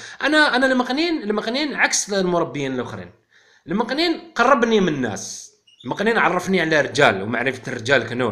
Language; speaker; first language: Arabic; native; Arabic